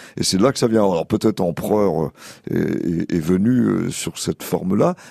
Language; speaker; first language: French; native; French